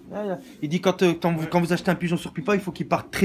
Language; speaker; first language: French; native; French